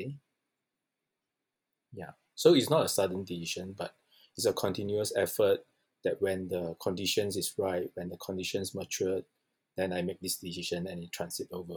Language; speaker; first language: English; non-native, local second language; Chinese